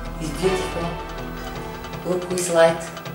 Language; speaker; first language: English; non-native, learner; Bulgarian